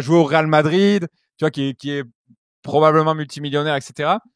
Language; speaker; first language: French; native; French